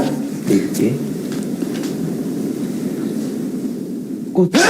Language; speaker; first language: Korean; native; Korean